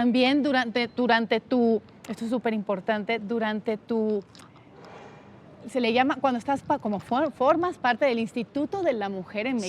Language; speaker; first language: Spanish; native; Spanish